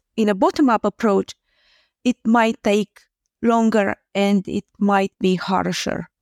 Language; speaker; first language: English; non-native, fluent; Romanian